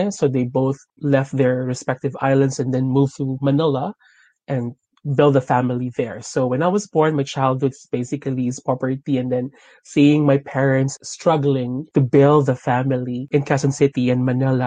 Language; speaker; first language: English; non-native, local second language; Filipino